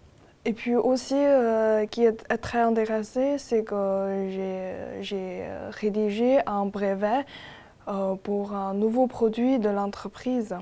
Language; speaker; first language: French; non-native, learner; Chinese